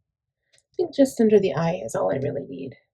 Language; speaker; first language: English; native; English